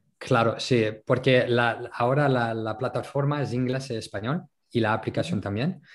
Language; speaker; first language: Spanish; non-native, local second language; French